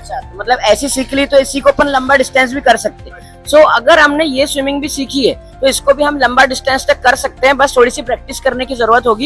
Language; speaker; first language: Hindi; native; Hindi